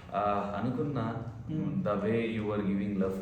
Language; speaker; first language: Telugu; non-native, learner; Hindi